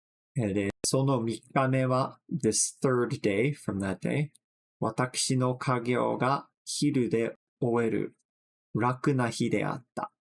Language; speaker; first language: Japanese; non-native, fluent; English